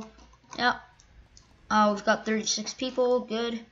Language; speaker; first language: English; native; English